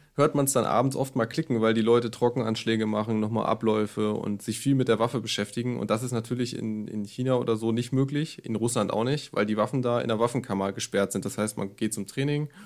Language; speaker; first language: German; native; German